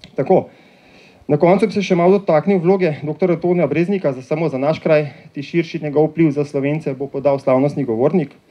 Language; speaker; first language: Slovenian; native; Slovenian